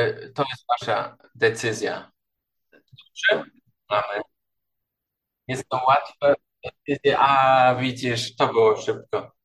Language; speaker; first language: Polish; non-native, learner; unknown